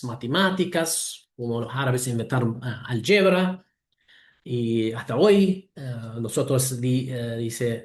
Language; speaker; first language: Spanish; non-native, fluent; Arabic